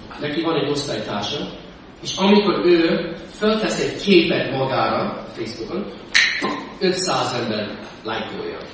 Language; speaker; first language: Hungarian; non-native, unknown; English